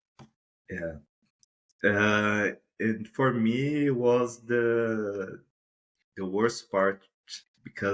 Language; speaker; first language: English; non-native, fluent; Portuguese